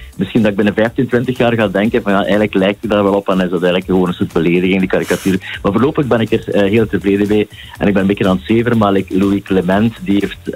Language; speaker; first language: Dutch; native; Dutch